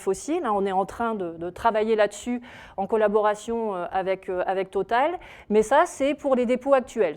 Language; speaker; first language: French; native; French